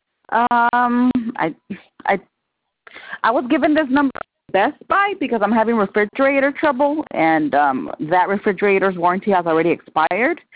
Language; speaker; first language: English; early bilingual, other home language; Spanish